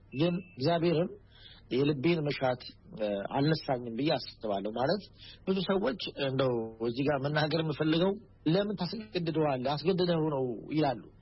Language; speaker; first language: Amharic; native; Amharic